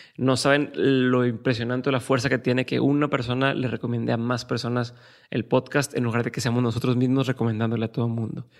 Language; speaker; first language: Spanish; native; Spanish